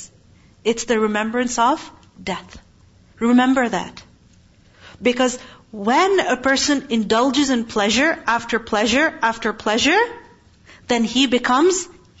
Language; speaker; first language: English; non-native, local second language; Urdu